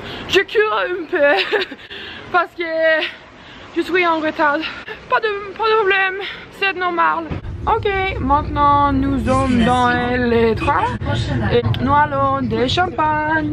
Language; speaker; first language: French; non-native, learner; Swedish